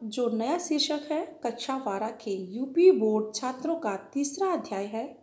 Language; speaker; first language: Hindi; native; Hindi